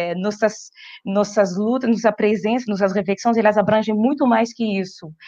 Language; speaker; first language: Portuguese; non-native, fluent; French